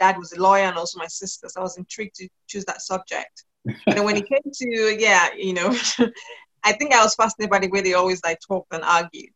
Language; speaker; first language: English; non-native, local second language; Yoruba